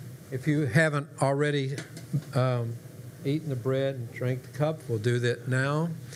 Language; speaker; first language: English; native; English